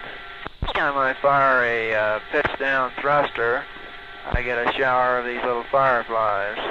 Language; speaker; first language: English; native; English